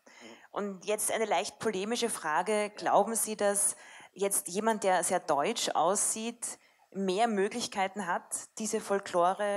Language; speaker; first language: German; native; German